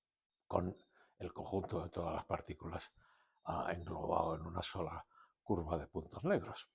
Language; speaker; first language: Spanish; native; Spanish